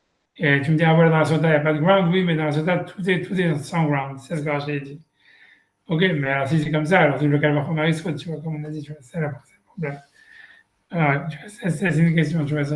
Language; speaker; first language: French; native; French